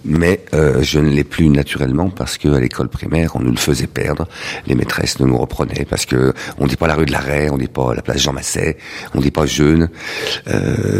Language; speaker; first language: French; native; French